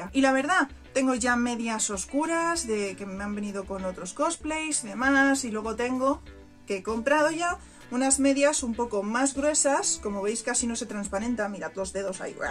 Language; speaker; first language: Spanish; native; Spanish